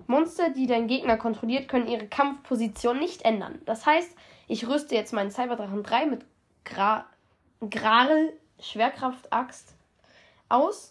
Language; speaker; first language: German; native; German